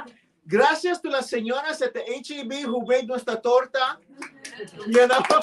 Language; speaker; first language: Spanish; early bilingual, heritage; English